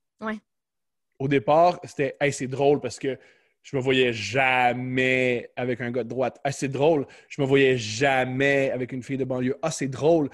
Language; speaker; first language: French; native; French